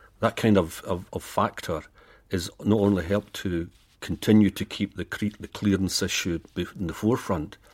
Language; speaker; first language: English; native; English